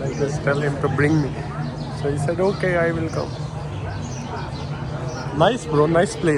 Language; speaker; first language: English; non-native, learner; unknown